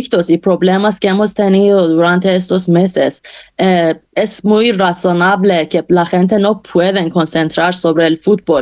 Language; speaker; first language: Spanish; non-native, fluent; Persian